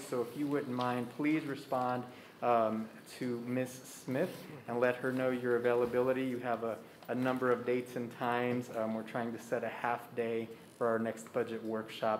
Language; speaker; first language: English; early bilingual, other home language; Spanish